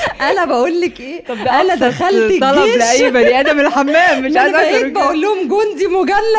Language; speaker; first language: Arabic; native; Arabic